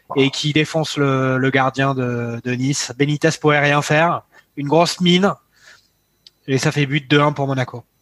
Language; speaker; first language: French; native; French